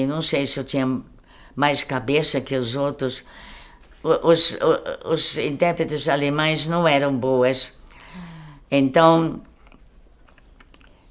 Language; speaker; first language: Portuguese; early bilingual, other home language; German